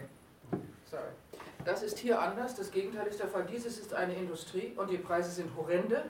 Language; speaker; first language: German; native; German